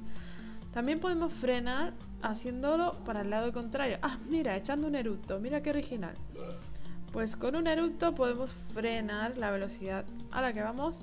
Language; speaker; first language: Spanish; native; Spanish